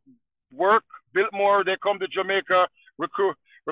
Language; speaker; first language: English; non-native, local second language; Jamaican Creole English